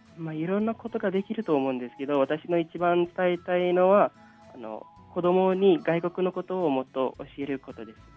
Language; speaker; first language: Japanese; non-native, fluent; English